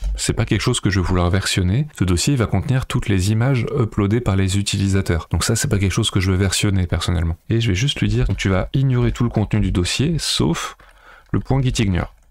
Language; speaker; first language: French; native; French